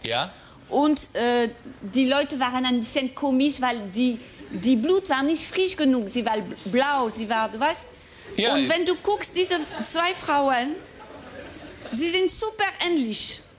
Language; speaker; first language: German; non-native, fluent; French